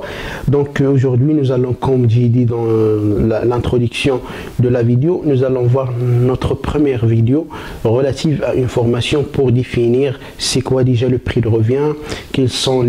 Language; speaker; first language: French; non-native, local second language; Arabic